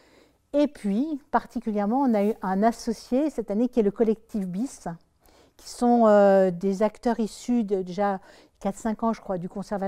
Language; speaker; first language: French; native; French